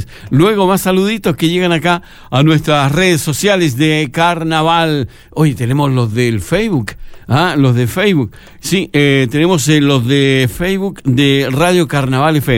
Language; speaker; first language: Spanish; native; Spanish